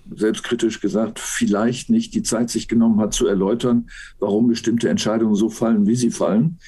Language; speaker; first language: German; native; German